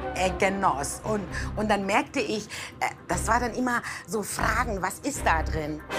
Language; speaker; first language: German; non-native, fluent; Kurdish